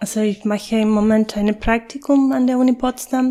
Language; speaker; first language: German; non-native, fluent; Spanish